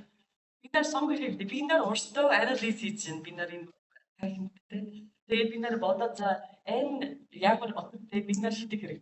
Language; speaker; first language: Mongolian; non-native, learner; English